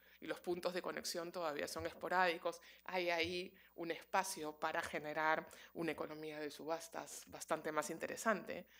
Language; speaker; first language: Spanish; native; Spanish